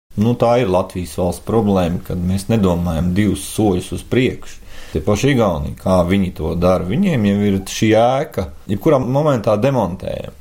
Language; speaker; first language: Latvian; native; Latvian